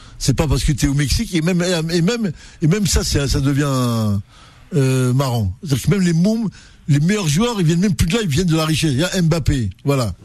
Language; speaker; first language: French; non-native, local second language; Arabic